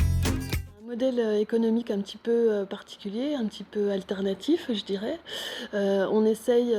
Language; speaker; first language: French; native; French